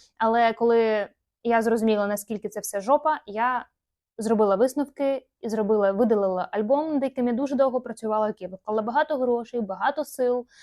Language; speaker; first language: Ukrainian; non-native, local second language; Russian